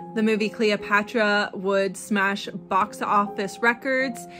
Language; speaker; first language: English; native; English